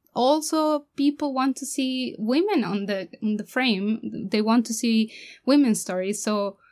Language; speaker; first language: English; non-native, fluent; Spanish